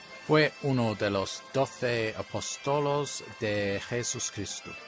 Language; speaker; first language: Spanish; non-native, learner; English